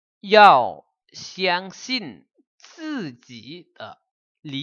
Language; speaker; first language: Chinese; non-native, fluent; Lao